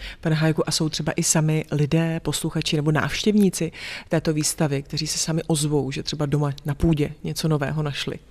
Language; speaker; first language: Czech; native; Czech